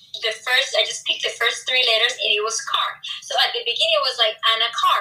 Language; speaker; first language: English; non-native, fluent; Spanish